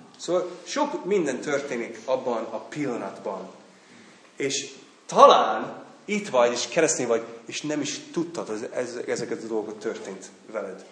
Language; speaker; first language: Hungarian; non-native, fluent; English